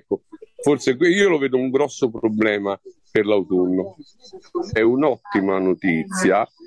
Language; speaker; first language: Italian; native; Italian